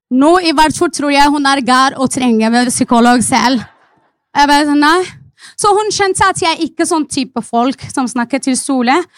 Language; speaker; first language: Norwegian; non-native, fluent; Arabic